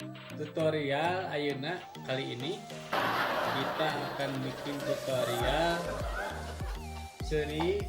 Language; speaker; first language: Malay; non-native, local second language; Sundanese